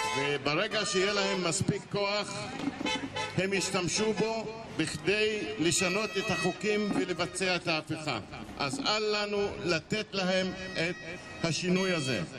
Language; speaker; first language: Hebrew; non-native, local second language; Arabic